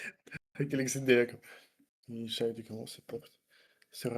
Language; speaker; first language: French; non-native, learner; Russian